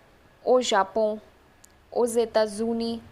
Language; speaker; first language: French; non-native, fluent; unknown